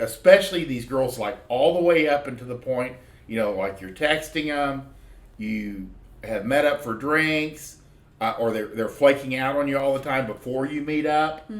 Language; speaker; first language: English; native; English